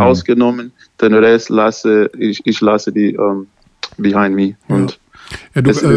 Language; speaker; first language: German; non-native, learner; English